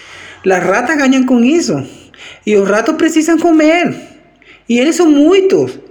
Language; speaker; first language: Portuguese; non-native, fluent; Spanish